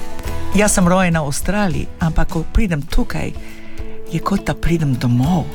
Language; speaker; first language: Slovenian; early bilingual, heritage; Slovenian